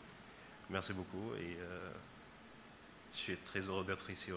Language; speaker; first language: French; non-native, learner; Arabic